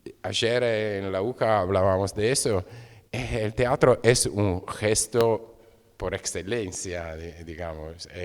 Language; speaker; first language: Spanish; non-native, fluent; Italian